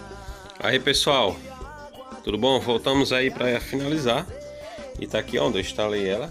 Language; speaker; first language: Portuguese; native; Portuguese